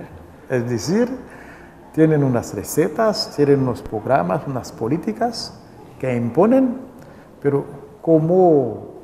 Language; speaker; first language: Spanish; non-native, local second language; Haitian Creole